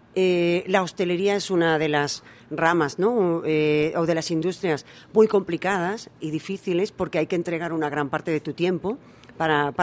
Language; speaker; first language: Spanish; native; Spanish